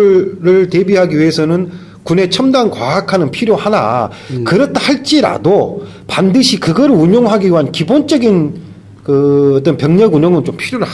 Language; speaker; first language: Korean; native; Korean